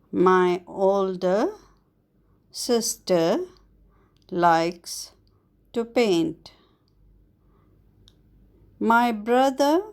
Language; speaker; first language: English; non-native, fluent; Arabic